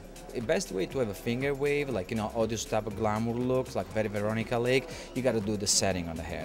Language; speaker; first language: English; non-native, fluent; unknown